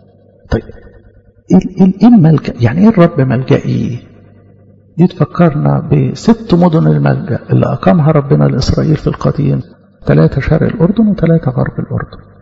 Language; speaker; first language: Arabic; native; Arabic